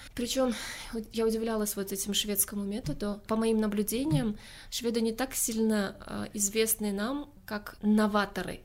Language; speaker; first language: Russian; non-native, local second language; Tajik